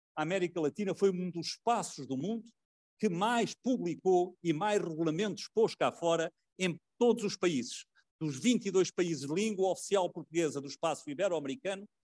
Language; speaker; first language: Portuguese; native; Portuguese